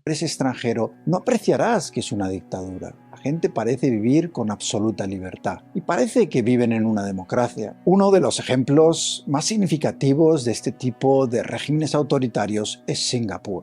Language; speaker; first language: Spanish; native; Spanish